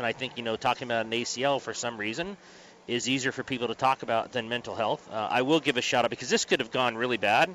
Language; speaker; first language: English; native; English